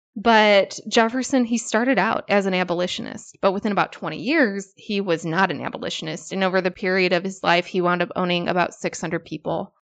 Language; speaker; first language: English; native; English